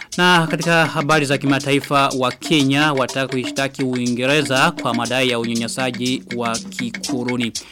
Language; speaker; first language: Swahili; non-native, local second language; Rundi